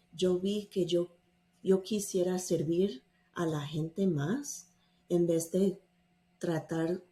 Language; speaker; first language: Spanish; non-native, fluent; English